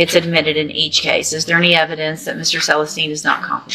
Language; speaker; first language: English; native; English